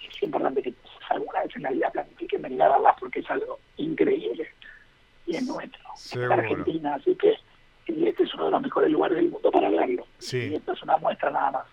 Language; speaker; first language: Spanish; native; Spanish